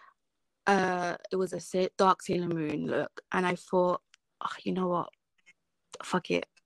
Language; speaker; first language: English; native; English